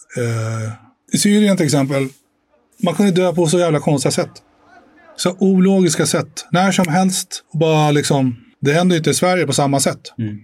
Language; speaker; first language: Swedish; early bilingual, other home language; Arabic